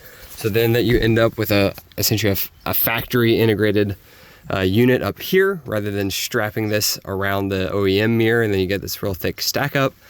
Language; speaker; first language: English; native; English